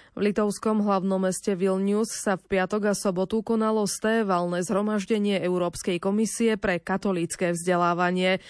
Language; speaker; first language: Slovak; native; Slovak